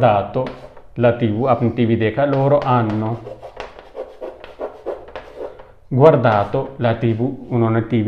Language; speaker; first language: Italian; non-native, fluent; Urdu